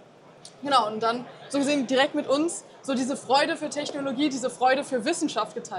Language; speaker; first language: German; native; German